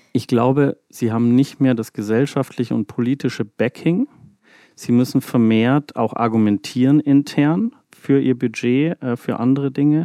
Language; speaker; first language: German; native; German